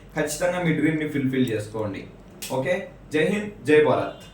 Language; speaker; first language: Telugu; native; Telugu